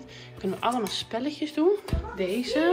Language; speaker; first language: Dutch; native; Dutch